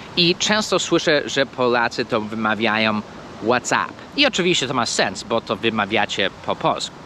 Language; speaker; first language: Polish; non-native, fluent; English